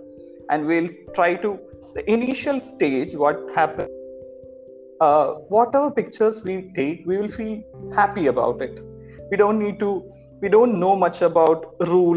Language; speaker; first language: English; non-native, local second language; Malayalam